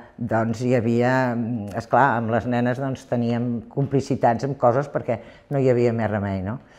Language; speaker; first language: Catalan; native; Catalan